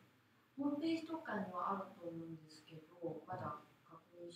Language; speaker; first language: Japanese; non-native, fluent; Korean